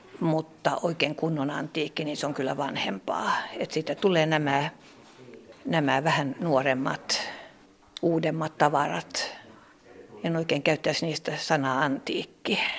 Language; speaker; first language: Finnish; non-native, local second language; Swedish